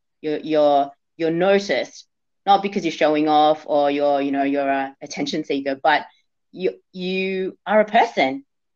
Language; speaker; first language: English; native; English